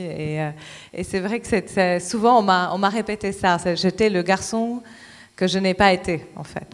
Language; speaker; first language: French; non-native, local second language; Arabic